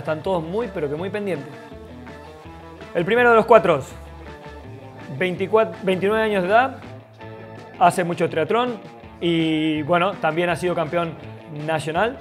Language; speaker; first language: Spanish; native; Spanish